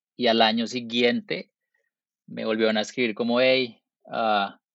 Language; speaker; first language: Spanish; native; Spanish